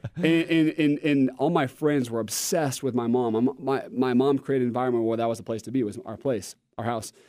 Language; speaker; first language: English; native; English